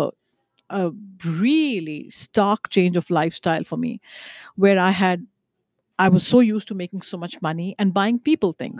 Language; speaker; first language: English; non-native, local second language; Hindi